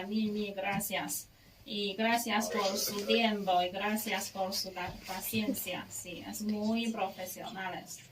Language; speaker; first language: Spanish; non-native, learner; Chinese